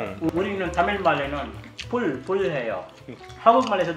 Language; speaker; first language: Korean; non-native, learner; Tamil